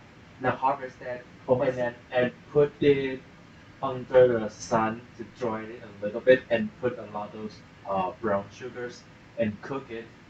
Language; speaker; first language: English; non-native, fluent; Chinese